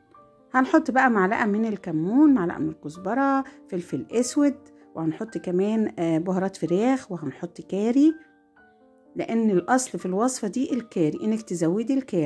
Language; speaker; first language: Arabic; native; Arabic